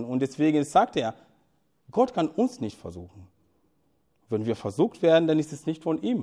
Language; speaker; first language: German; non-native, fluent; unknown